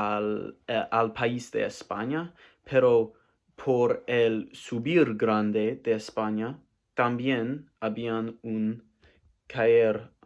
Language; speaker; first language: Spanish; non-native, learner; English